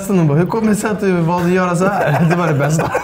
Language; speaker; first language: Swedish; native; Swedish